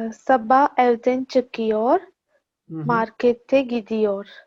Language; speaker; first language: Turkish; non-native, learner; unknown